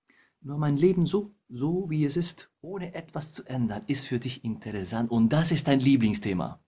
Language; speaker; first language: German; non-native, fluent; Spanish